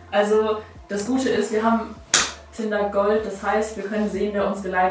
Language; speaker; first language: German; native; German